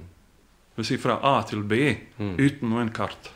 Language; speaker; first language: Norwegian; non-native, fluent; Bosnian